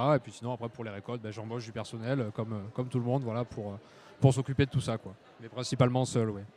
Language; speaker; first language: French; native; French